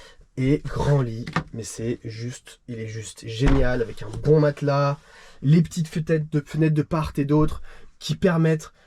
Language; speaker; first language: French; native; French